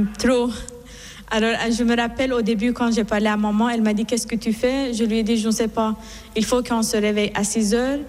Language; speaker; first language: French; non-native, fluent; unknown